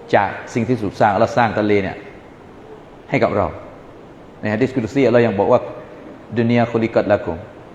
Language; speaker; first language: Thai; non-native, local second language; Malay